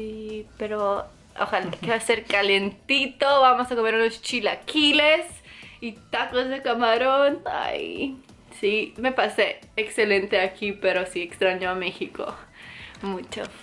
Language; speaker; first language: Spanish; non-native, fluent; Croatian